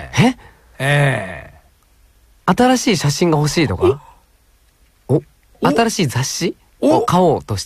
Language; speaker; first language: Japanese; native; Japanese